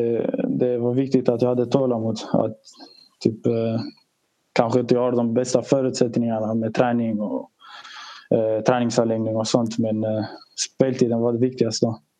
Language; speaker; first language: Swedish; early bilingual, other home language; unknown